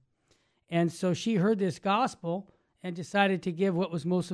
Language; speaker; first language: English; native; English